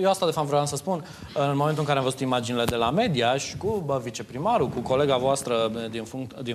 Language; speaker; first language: Romanian; native; Romanian